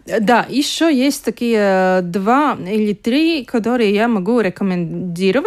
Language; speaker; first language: Russian; non-native, local second language; Latvian